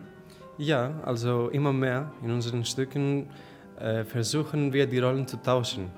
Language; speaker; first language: German; non-native, fluent; Persian